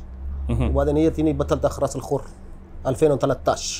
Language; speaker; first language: Arabic; non-native, learner; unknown